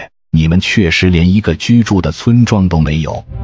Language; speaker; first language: Chinese; native; Chinese